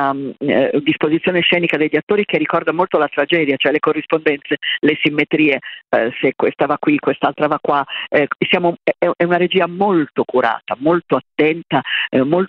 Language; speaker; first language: Italian; native; Italian